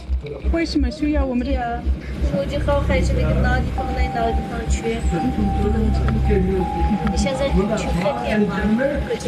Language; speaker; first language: Chinese; non-native, learner; English